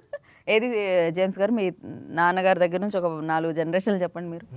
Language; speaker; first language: Telugu; native; Telugu